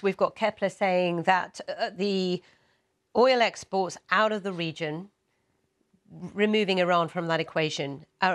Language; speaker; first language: English; native; English